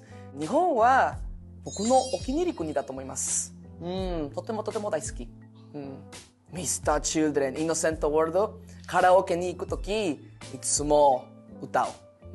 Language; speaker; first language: Japanese; non-native, learner; Spanish